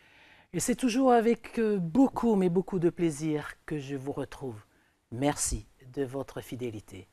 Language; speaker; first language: French; non-native, local second language; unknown